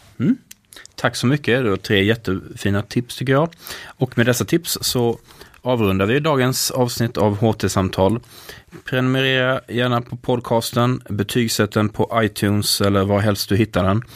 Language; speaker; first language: Swedish; native; Swedish